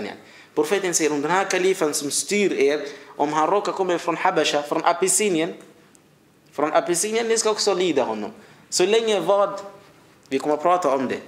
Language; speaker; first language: Swedish; early bilingual, other home language; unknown